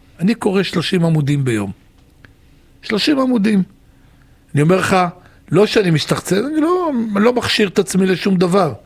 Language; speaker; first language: Hebrew; native; Hebrew